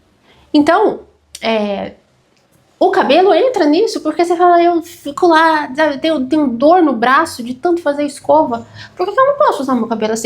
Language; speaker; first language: Portuguese; native; Portuguese